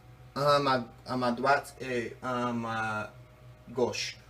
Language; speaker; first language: French; non-native, learner; English